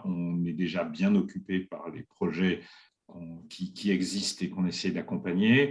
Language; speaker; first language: French; native; French